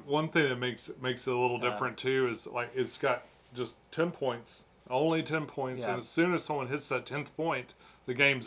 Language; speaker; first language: English; native; English